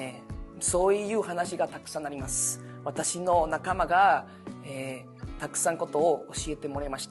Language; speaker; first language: Japanese; non-native, learner; Spanish